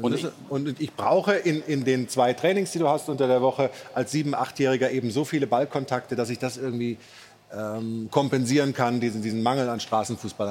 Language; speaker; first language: German; native; German